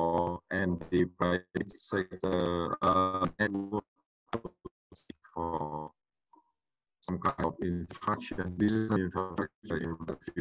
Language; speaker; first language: English; non-native, learner; Vietnamese